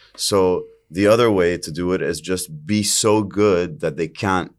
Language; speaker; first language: English; early bilingual, other home language; Arabic